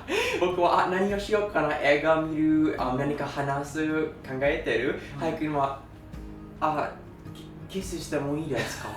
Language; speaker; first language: Japanese; non-native, learner; English